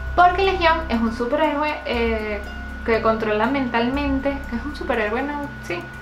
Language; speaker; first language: Spanish; native; Spanish